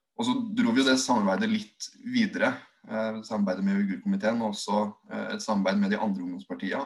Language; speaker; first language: Norwegian; native; Norwegian